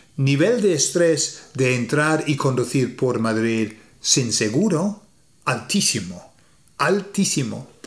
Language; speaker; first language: Spanish; non-native, fluent; English